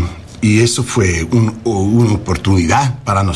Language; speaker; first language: Spanish; early bilingual, heritage; English